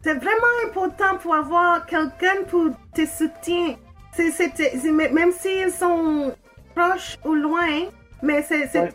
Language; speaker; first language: French; non-native, learner; English